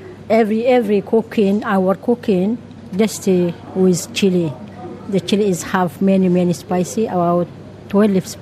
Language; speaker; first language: English; non-native, learner; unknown